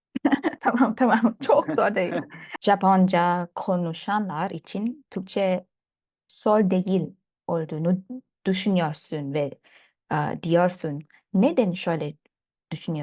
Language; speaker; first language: Turkish; non-native, learner; Thai